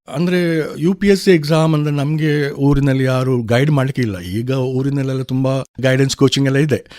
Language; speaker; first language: Kannada; non-native, local second language; Konkani